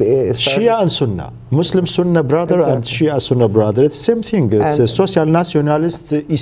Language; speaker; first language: English; non-native, learner; Central Kurdish